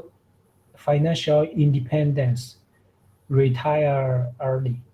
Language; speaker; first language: English; non-native, learner; Chinese